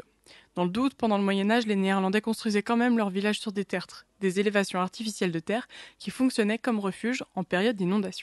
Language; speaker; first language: French; native; French